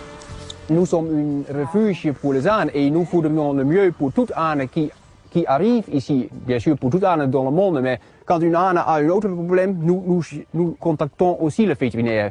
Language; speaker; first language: French; non-native, learner; Dutch